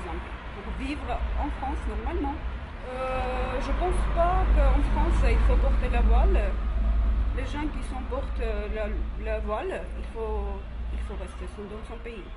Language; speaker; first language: French; non-native, learner; Armenian